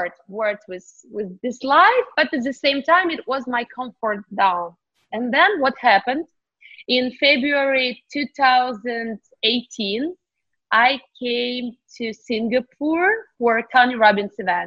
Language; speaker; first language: English; non-native, fluent; Ukrainian